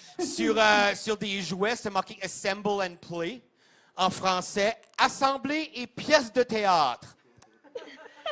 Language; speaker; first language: French; non-native, local second language; English